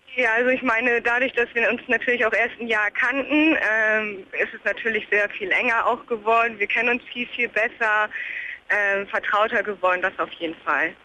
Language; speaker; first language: German; native; German